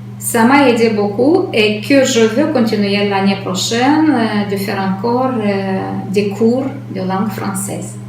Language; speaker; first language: French; non-native, fluent; Romanian